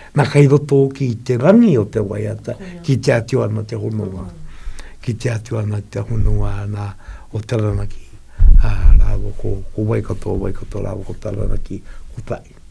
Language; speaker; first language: Māori; native; Māori